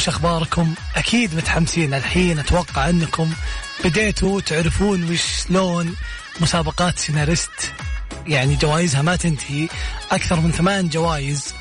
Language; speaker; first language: Arabic; native; Arabic